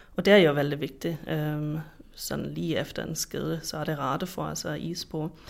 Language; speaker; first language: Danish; non-native, fluent; German